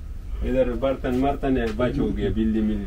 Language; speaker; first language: Hindi; non-native, local second language; Pashto